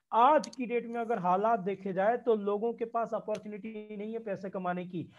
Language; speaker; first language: Hindi; native; Hindi